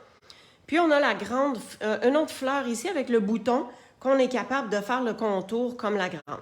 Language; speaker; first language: French; native; French